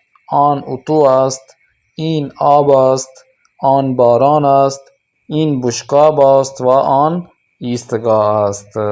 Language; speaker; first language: Persian; non-native, fluent; Urdu